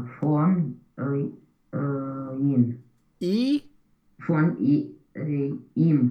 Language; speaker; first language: German; non-native, learner; Romanian